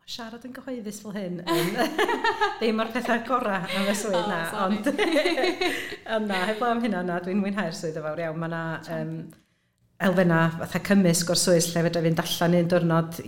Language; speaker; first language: Welsh; native; Welsh